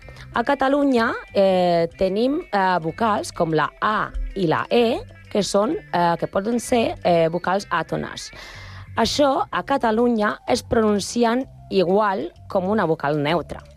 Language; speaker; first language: Catalan; non-native, learner; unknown